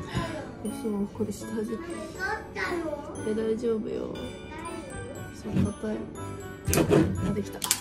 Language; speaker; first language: Japanese; native; Japanese